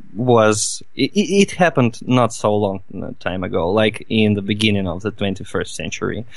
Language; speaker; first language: English; non-native, fluent; Russian